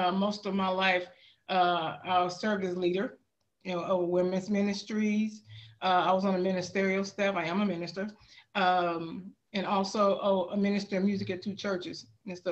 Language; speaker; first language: English; native; English